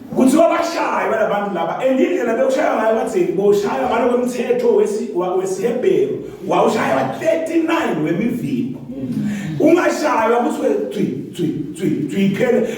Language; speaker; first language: Zulu; non-native, local second language; Swati